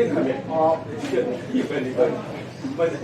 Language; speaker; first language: English; non-native, learner; Indonesian